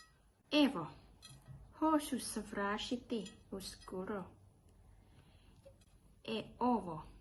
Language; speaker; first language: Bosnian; non-native, learner; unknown